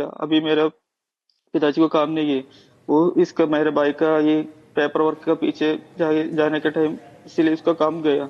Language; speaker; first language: Hindi; non-native, local second language; Malayalam